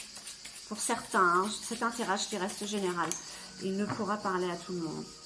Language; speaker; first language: French; native; French